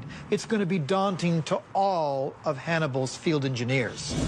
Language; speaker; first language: English; native; English